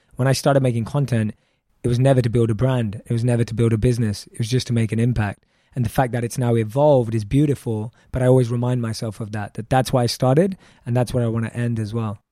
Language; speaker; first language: English; native; English